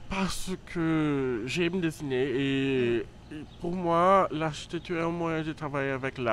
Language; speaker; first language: French; non-native, learner; Portuguese